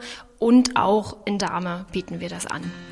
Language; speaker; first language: German; native; German